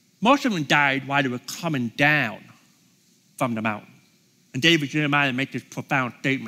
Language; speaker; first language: English; native; English